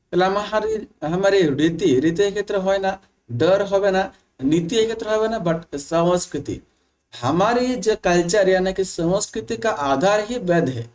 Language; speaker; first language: Hindi; non-native, local second language; Bangla